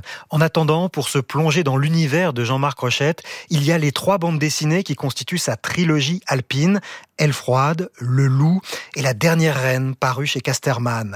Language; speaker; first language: French; native; French